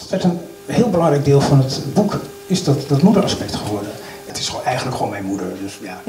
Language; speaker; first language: Dutch; native; Dutch